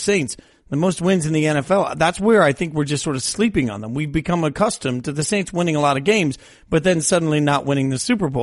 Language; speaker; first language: English; native; English